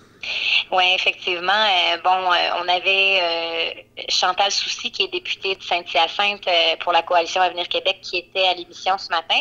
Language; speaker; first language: French; native; French